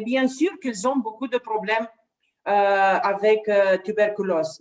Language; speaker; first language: French; non-native, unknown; Romanian